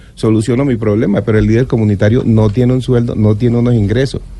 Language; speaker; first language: Spanish; native; Spanish